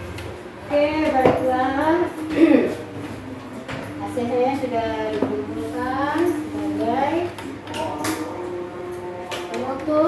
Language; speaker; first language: Indonesian; native; Indonesian